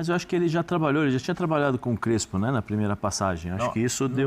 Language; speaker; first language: Portuguese; native; Portuguese